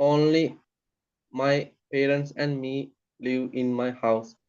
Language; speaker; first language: English; non-native, learner; Sinhala